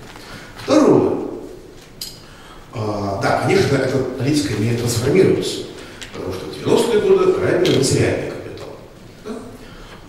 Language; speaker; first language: Russian; native; Russian